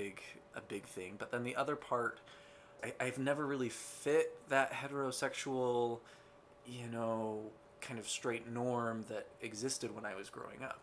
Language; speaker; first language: English; native; English